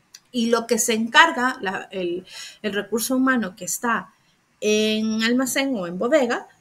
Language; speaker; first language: Spanish; native; Spanish